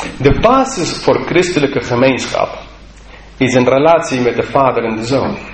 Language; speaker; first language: Dutch; non-native, fluent; English